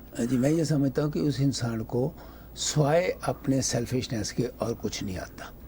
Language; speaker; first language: Urdu; non-native, local second language; Punjabi